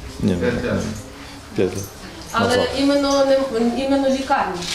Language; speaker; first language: Ukrainian; native; Ukrainian